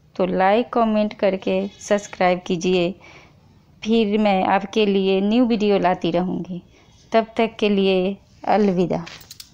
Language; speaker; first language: Hindi; native; Hindi